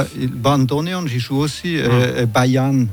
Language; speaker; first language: French; non-native, fluent; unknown